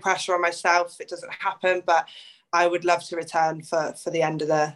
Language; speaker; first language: English; native; English